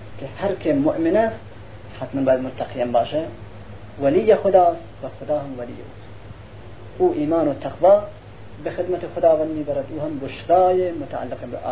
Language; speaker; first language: Persian; non-native, local second language; Central Kurdish